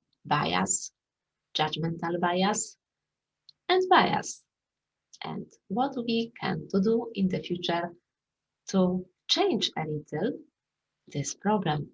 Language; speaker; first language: English; non-native, fluent; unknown